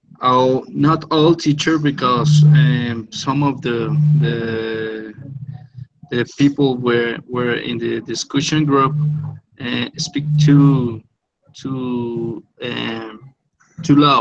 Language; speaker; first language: English; non-native, learner; Spanish